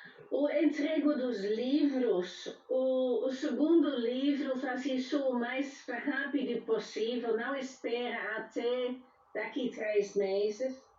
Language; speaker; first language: Portuguese; non-native, fluent; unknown